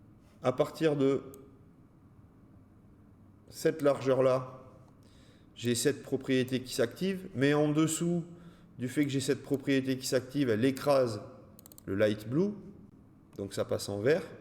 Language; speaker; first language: French; native; French